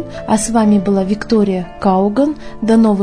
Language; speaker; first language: Russian; native; Russian